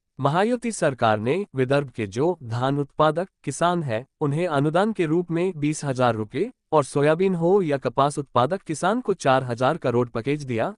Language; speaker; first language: Hindi; non-native, local second language; Marathi